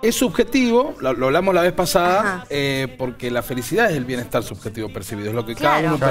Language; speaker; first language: Spanish; native; Spanish